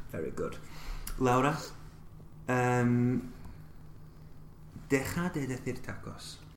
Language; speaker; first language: Spanish; non-native, fluent; English